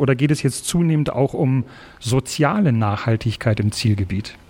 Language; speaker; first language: German; native; German